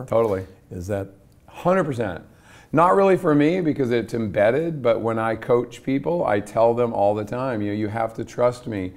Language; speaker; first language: English; native; English